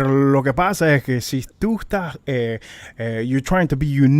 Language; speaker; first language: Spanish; early bilingual, heritage; Spanish